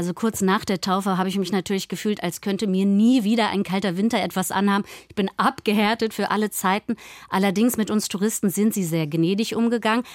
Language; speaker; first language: German; native; German